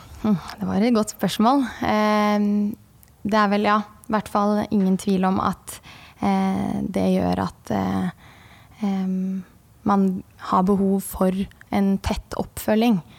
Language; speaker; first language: Norwegian; native; Norwegian